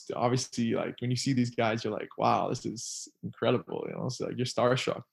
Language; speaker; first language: English; native; English